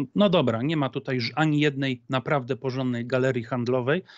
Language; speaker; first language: Polish; native; Polish